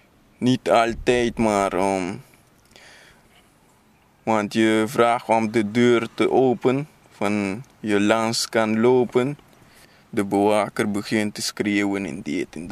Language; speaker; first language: Dutch; non-native, learner; Papiamento